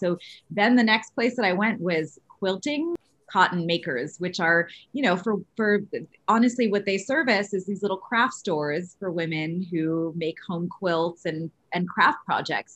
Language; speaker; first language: English; native; English